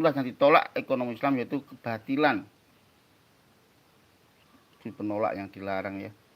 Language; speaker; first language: Indonesian; native; Indonesian